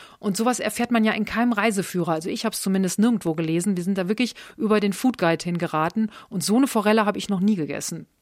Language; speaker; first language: German; native; German